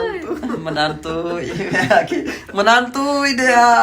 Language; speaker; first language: Indonesian; non-native, learner; Urdu